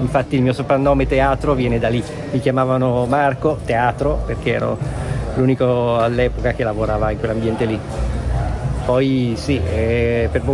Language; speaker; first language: Italian; native; Italian